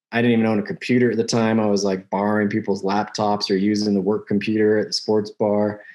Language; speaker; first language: English; native; English